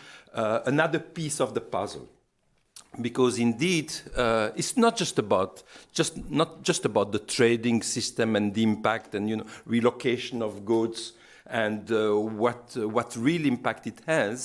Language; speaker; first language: English; non-native, fluent; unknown